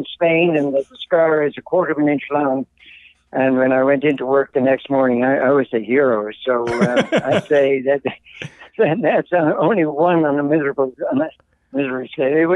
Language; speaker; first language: English; native; English